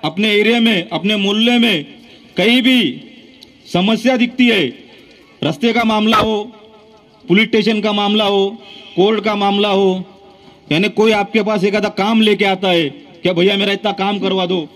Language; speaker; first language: Hindi; non-native, local second language; Marathi